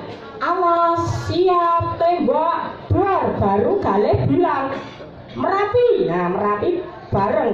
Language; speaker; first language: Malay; non-native, local second language; Javanese